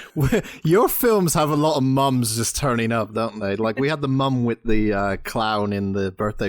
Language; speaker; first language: English; native; English